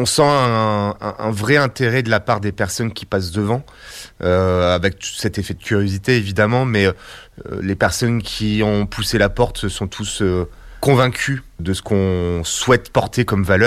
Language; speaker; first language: French; native; French